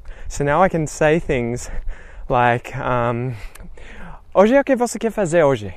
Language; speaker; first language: Portuguese; non-native, learner; English